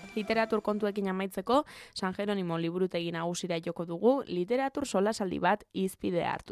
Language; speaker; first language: Basque; native; Basque